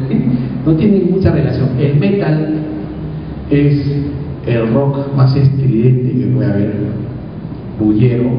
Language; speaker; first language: Spanish; native; Spanish